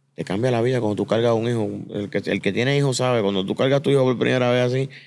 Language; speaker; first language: Spanish; native; Spanish